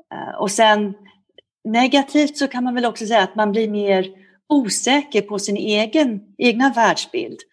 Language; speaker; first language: Swedish; early bilingual, heritage; Swedish